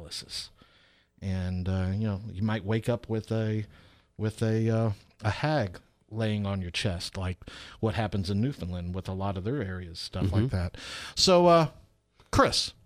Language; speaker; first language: English; native; English